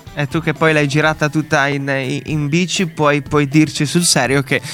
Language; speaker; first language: Italian; native; Italian